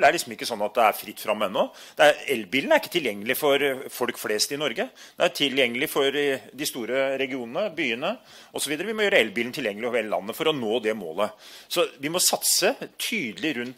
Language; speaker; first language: Norwegian; native; Norwegian